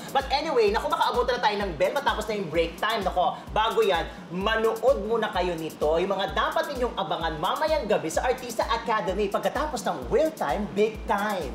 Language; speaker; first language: Filipino; native; Filipino